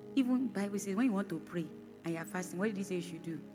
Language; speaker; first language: English; non-native, local second language; Bini